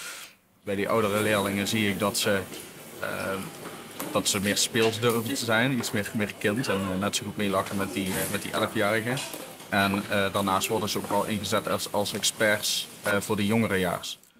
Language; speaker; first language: Dutch; native; Dutch